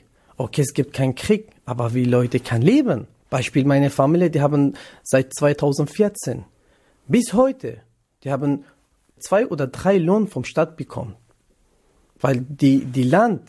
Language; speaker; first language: German; non-native, learner; Kurdish